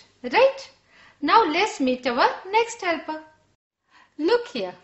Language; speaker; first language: English; non-native, local second language; Gujarati